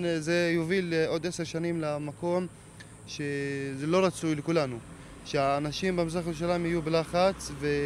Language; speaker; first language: Hebrew; non-native, local second language; Arabic